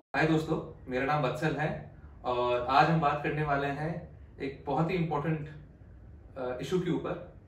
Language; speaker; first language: Hindi; native; Hindi